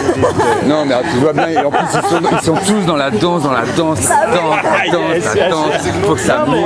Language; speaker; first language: French; native; French